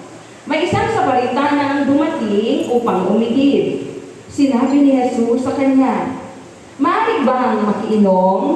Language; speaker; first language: Filipino; native; Filipino